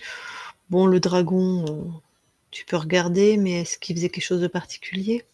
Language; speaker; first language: French; native; French